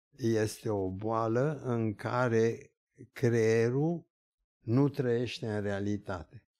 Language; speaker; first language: Romanian; early bilingual, other home language; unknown